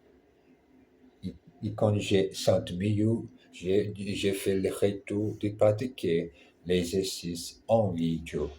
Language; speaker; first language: French; non-native, learner; German